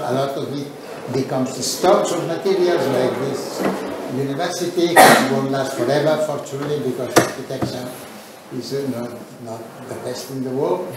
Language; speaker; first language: English; non-native, fluent; Catalan